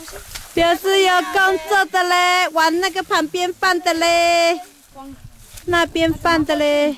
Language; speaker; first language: Chinese; native; Chinese